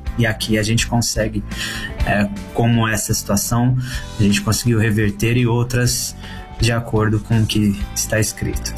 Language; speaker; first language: Portuguese; native; Portuguese